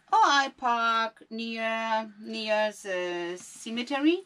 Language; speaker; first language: English; non-native, learner; French